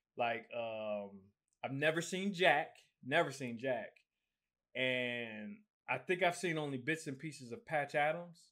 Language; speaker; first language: English; native; English